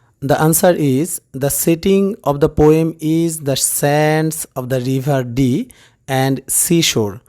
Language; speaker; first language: English; non-native, local second language; Bangla